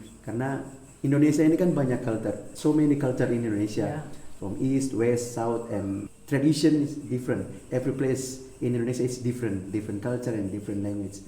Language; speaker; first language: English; non-native, learner; Indonesian